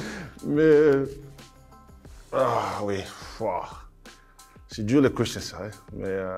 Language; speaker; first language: French; non-native, learner; English